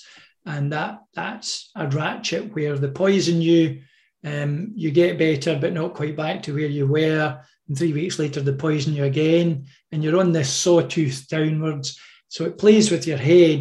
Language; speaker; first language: English; native; English